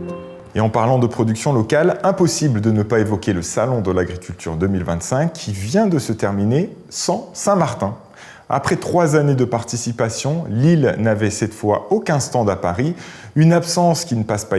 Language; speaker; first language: French; native; French